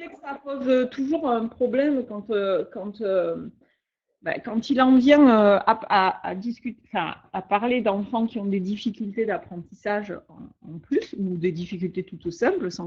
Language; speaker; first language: French; native; French